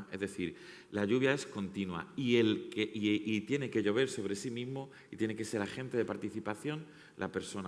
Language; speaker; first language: Spanish; native; Spanish